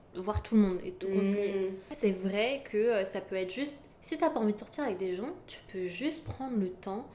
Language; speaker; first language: French; native; French